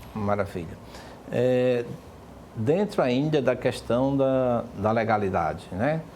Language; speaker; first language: Portuguese; native; Portuguese